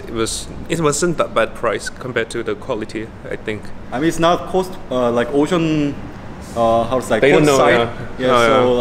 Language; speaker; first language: English; non-native, learner; Korean